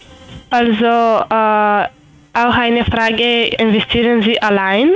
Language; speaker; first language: German; non-native, learner; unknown